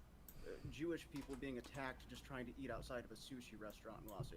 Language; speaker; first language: English; native; English